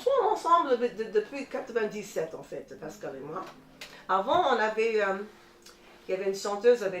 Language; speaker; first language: French; non-native, fluent; English